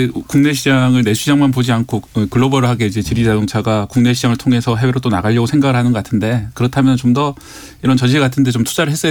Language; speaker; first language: Korean; native; Korean